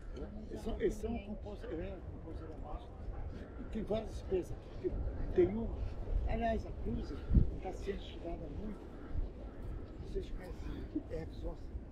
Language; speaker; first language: Portuguese; native; Portuguese